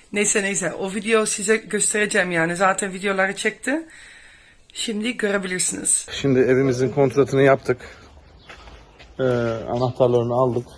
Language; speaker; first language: Turkish; non-native, fluent; Dutch